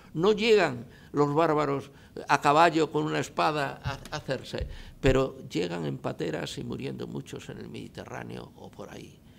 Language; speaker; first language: Spanish; native; Spanish